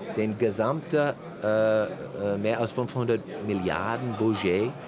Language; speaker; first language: German; non-native, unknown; English